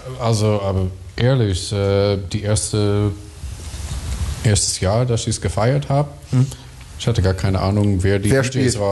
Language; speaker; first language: German; non-native, learner; English